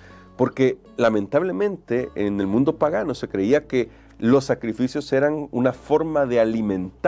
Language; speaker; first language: Spanish; native; Spanish